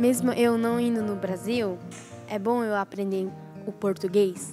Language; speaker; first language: Portuguese; early bilingual, heritage; Portuguese